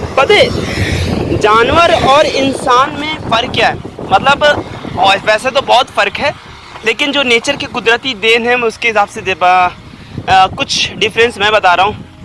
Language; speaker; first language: Hindi; native; Hindi